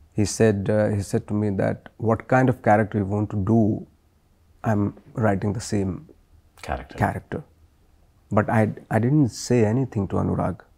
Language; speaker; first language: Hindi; native; Hindi